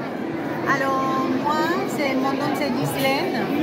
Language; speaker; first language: French; non-native, learner; Spanish